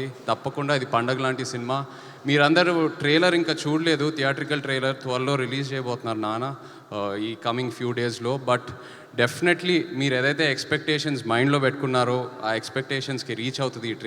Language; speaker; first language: Telugu; native; Telugu